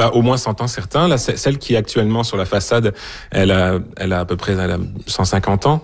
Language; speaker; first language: French; native; French